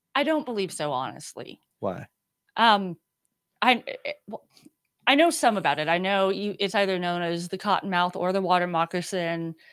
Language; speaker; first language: English; native; English